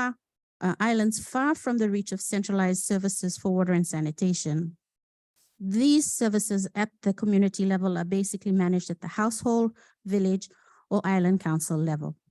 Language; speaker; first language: English; non-native, local second language; Fijian